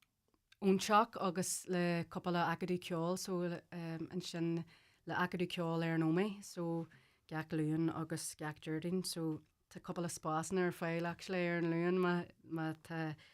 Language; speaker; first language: Irish; non-native, local second language; English